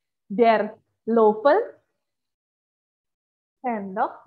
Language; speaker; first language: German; non-native, fluent; Indonesian